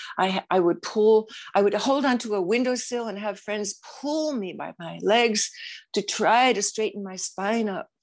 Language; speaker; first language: English; native; English